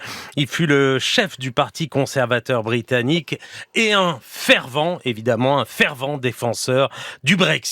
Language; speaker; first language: French; native; French